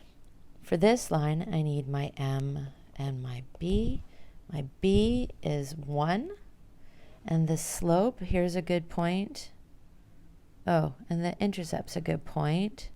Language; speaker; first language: English; native; English